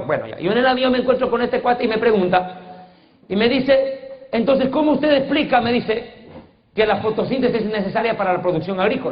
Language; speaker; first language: Spanish; native; Spanish